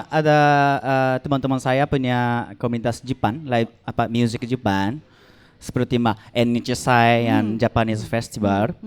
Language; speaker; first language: Indonesian; non-native, learner; Japanese